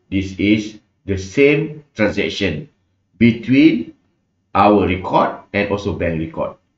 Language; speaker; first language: English; non-native, local second language; Malay